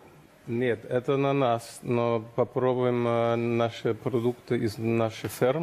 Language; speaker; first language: Russian; non-native, learner; German